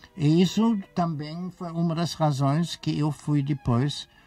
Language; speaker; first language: Portuguese; non-native, fluent; German